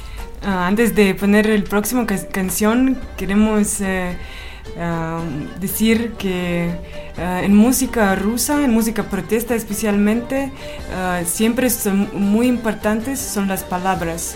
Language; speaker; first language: Spanish; non-native, fluent; Russian